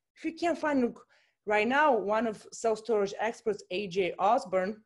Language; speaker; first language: English; non-native, fluent; Russian